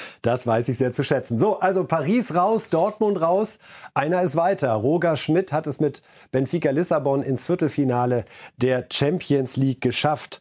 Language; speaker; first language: German; native; German